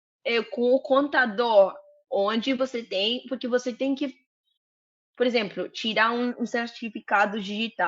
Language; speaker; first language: Portuguese; non-native, fluent; Spanish